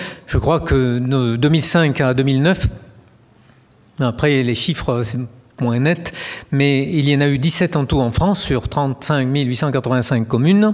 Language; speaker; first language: French; native; French